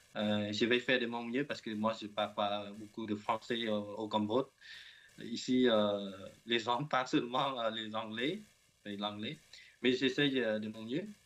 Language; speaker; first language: French; non-native, learner; Khmer